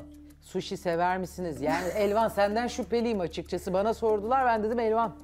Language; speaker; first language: Turkish; native; Turkish